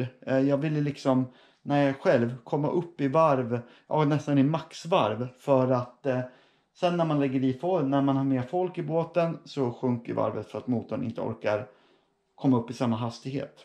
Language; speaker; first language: Swedish; native; Swedish